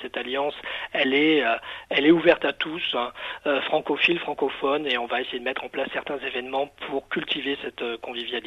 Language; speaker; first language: French; native; French